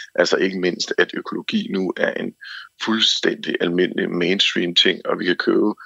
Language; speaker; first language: Danish; native; Danish